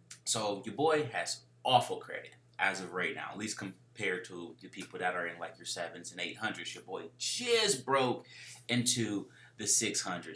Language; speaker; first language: English; native; English